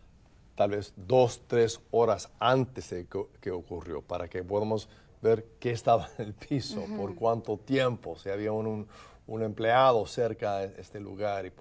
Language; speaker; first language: Spanish; non-native, fluent; English